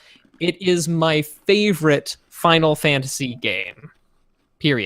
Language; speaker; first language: English; native; English